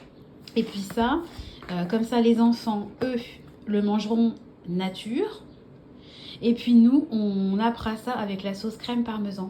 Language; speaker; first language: French; native; French